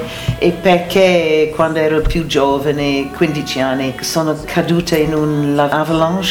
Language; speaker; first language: Italian; non-native, learner; English